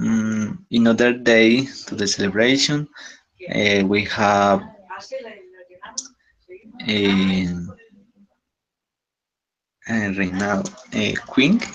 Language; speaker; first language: English; non-native, learner; Spanish